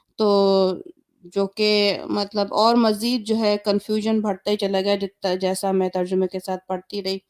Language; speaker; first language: Urdu; native; Urdu